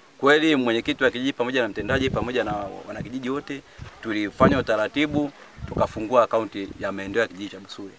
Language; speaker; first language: Swahili; non-native, local second language; Sukuma